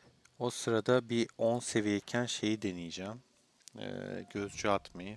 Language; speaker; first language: Turkish; native; Turkish